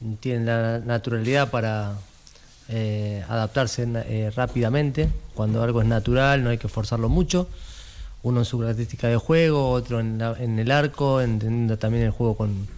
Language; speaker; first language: Spanish; native; Spanish